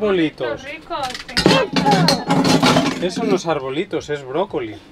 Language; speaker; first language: Spanish; native; Spanish